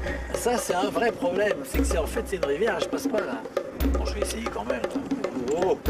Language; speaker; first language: French; native; French